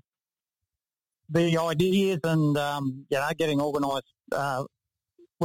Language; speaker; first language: English; native; English